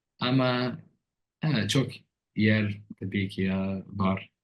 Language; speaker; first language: Turkish; non-native, learner; English